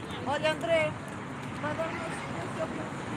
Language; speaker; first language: Portuguese; native; Portuguese